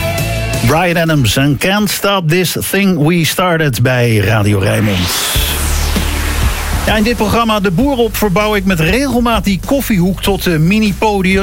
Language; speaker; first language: Dutch; native; Dutch